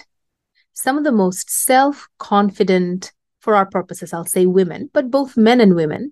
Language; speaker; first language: English; non-native, local second language; Bangla